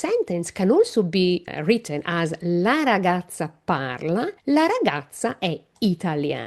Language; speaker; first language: Italian; non-native, learner; English